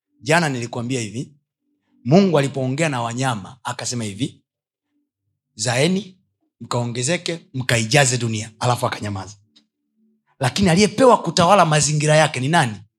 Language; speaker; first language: Swahili; native; Swahili